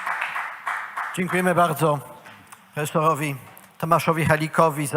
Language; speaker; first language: Polish; native; Polish